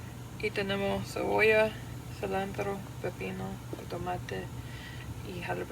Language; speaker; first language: Spanish; early bilingual, heritage; Spanish